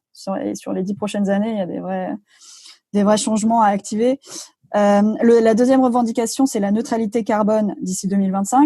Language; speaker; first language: French; native; French